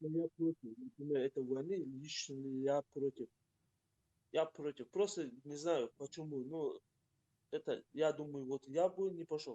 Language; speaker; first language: Russian; non-native, local second language; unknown